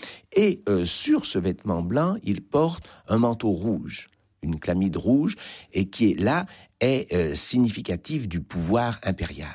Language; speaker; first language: French; native; French